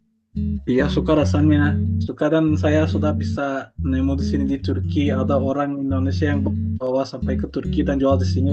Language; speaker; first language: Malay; non-native, fluent; Turkish